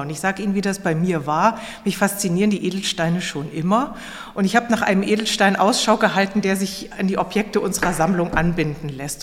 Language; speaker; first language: German; native; German